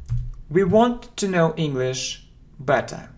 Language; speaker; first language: English; non-native, fluent; Russian